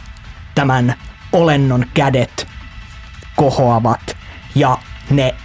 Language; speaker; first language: Finnish; native; Finnish